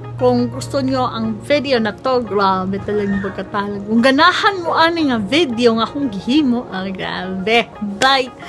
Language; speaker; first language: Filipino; non-native, local second language; Cebuano